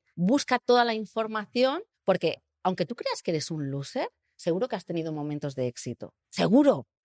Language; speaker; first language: Spanish; native; Spanish